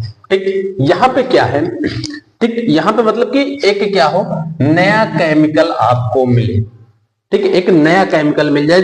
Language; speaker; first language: Hindi; native; Hindi